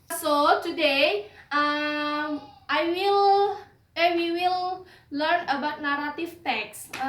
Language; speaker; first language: English; non-native, learner; Indonesian